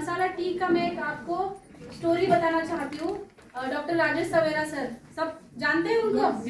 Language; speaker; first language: Hindi; non-native, local second language; Marathi